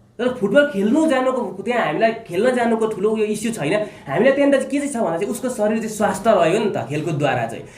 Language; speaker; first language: Nepali; native; Nepali